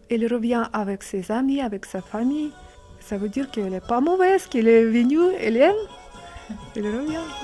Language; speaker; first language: French; non-native, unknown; Russian